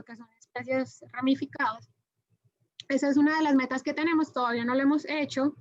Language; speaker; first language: Spanish; native; Spanish